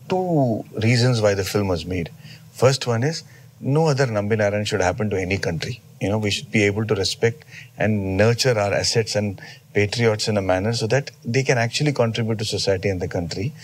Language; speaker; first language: English; non-native, local second language; Tamil